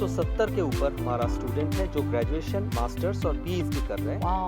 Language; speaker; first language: Hindi; non-native, local second language; Bangla